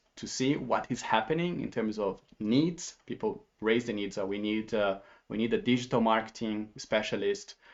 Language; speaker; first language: English; non-native, fluent; Portuguese